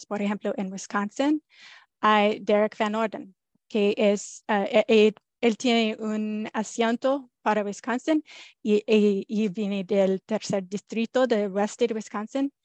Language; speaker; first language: Spanish; non-native, fluent; English